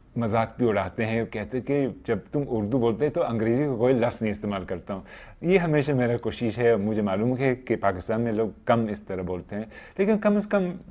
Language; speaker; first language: Urdu; non-native, fluent; English